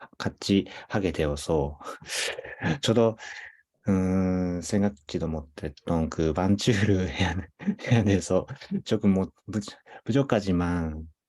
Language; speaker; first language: Korean; non-native, fluent; Japanese